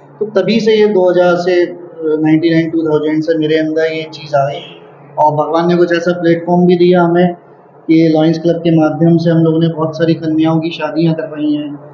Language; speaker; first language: Hindi; native; Hindi